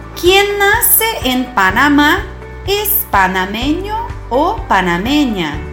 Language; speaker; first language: Spanish; non-native, fluent; Portuguese